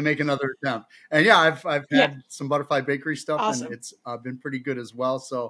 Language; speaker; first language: English; native; English